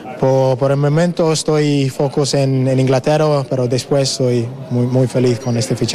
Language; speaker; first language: Spanish; non-native, learner; English